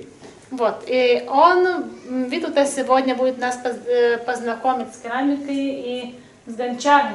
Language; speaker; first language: Russian; non-native, local second language; Lithuanian